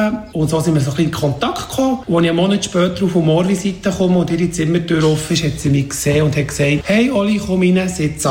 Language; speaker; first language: German; native; German